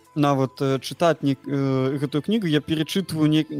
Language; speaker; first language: Belarusian; non-native, local second language; Russian